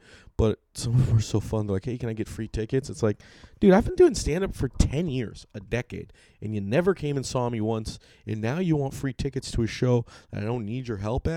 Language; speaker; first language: English; native; English